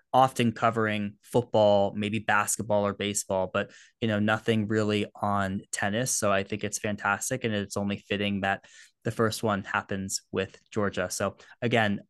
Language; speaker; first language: English; native; English